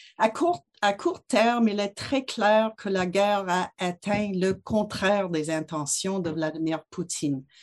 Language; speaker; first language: French; non-native, local second language; English